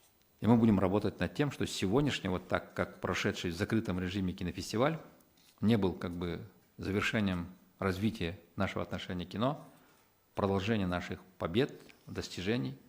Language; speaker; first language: Russian; native; Russian